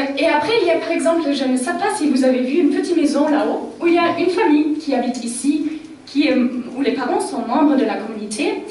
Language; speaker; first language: French; non-native, fluent; German